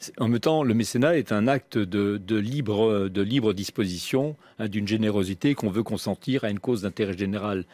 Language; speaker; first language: French; native; French